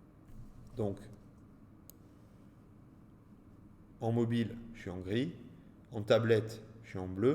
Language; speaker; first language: French; native; French